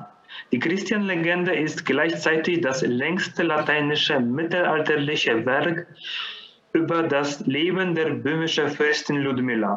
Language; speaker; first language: German; non-native, fluent; Polish